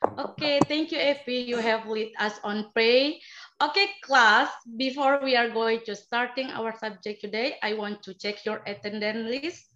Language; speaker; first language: English; non-native, learner; Indonesian